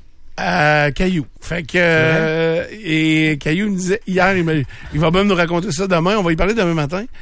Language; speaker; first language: French; native; French